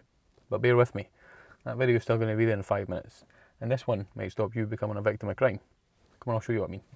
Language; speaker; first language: English; native; English